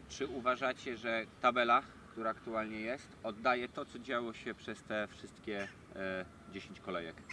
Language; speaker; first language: Polish; native; Polish